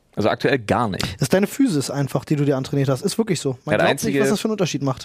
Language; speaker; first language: German; native; German